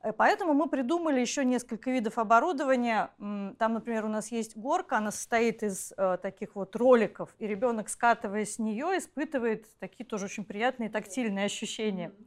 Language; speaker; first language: Russian; native; Russian